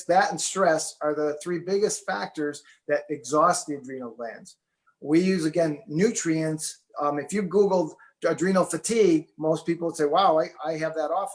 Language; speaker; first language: English; native; English